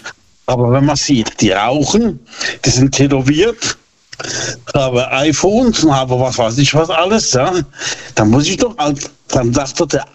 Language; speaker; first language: German; native; German